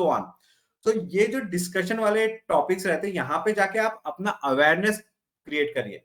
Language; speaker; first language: Hindi; native; Hindi